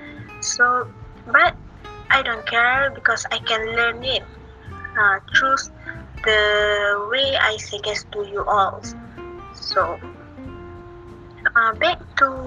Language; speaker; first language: English; non-native, learner; Malay